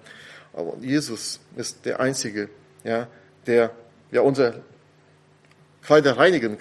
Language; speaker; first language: German; non-native, fluent; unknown